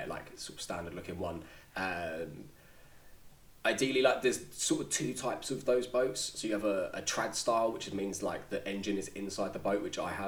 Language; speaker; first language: English; native; English